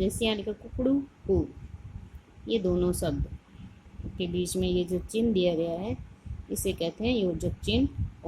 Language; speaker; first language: Hindi; native; Hindi